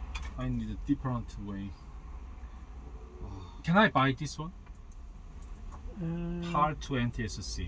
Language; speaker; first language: English; non-native, learner; Korean